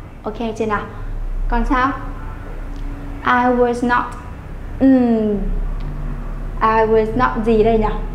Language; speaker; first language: English; non-native, fluent; Vietnamese